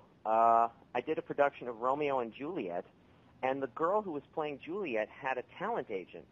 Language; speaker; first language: English; native; English